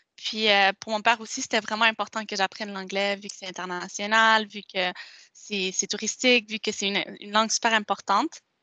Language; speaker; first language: French; non-native, local second language; Spanish